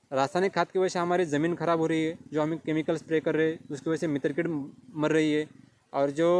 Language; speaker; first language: Hindi; non-native, local second language; Marathi